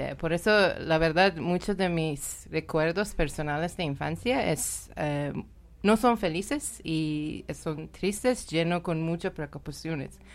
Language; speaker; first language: Spanish; non-native, learner; Persian